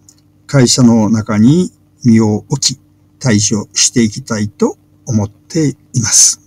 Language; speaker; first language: Japanese; native; Japanese